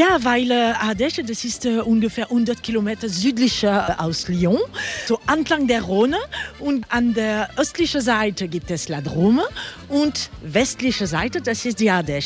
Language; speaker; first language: German; non-native, fluent; French